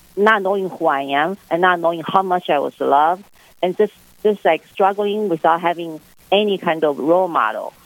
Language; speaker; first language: English; non-native, fluent; Chinese